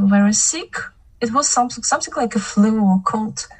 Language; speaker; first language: English; non-native, fluent; Kazakh